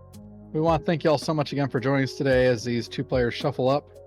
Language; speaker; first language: English; native; English